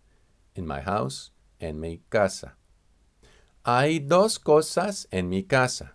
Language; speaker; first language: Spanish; non-native, fluent; English